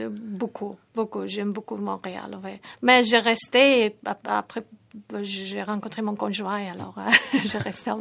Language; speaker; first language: French; non-native, fluent; Tajik